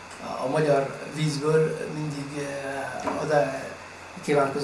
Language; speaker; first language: Hungarian; non-native, fluent; Arabic